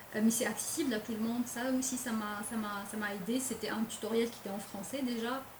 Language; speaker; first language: French; non-native, local second language; Arabic